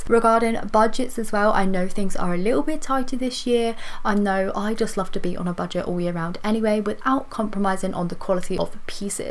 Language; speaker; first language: English; native; English